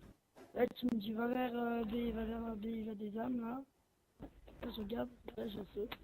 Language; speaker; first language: French; native; French